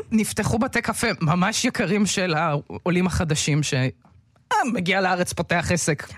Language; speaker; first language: Hebrew; early bilingual, other home language; Russian